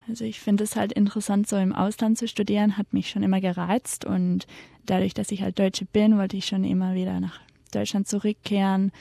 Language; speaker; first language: German; early bilingual, heritage; German